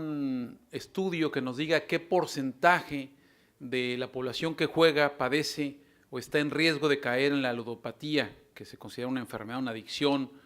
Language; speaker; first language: Spanish; native; Spanish